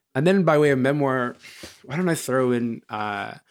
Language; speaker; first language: English; early bilingual, other home language; Arabic